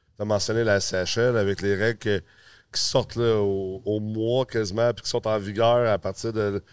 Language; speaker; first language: French; early bilingual, other home language; English